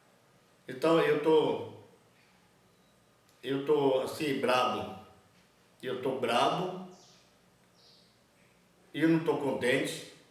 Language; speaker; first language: Portuguese; non-native, local second language; Yanomámi